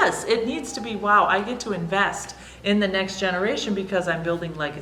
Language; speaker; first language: English; native; English